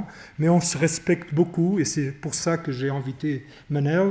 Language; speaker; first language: French; non-native, fluent; Portuguese